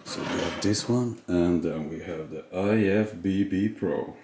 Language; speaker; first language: English; non-native, fluent; Swedish